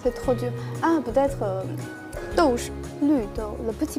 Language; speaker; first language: French; non-native, fluent; Chinese